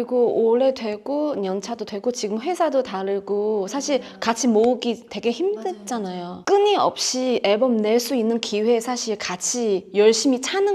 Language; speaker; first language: Korean; non-native, fluent; Chinese